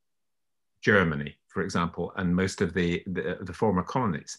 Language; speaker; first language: English; native; English